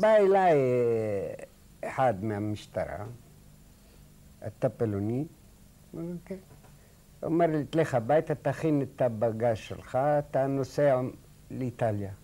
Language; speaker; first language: Hebrew; non-native, fluent; Arabic